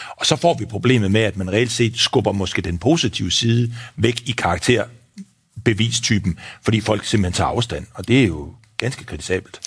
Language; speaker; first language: Danish; native; Danish